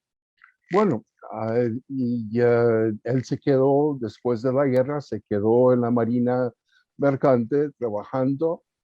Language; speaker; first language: Spanish; early bilingual, heritage; Spanish